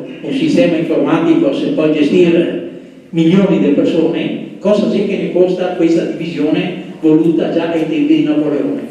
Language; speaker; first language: Italian; native; Italian